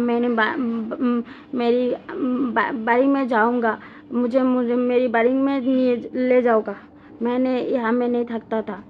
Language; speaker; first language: Hindi; non-native, learner; Bangla